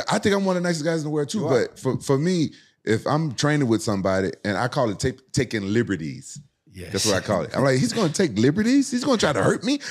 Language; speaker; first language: English; native; English